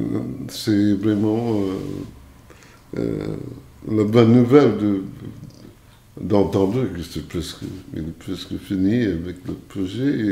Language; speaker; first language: French; non-native, fluent; English